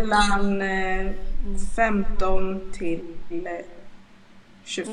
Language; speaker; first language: Swedish; early bilingual, other home language; Lingala